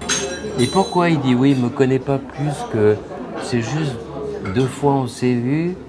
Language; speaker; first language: French; early bilingual, other home language; Spanish